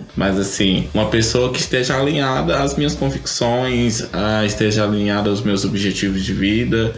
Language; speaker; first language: Portuguese; native; Portuguese